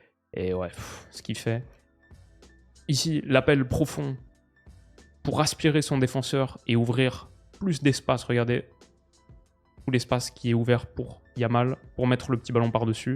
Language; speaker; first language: French; native; French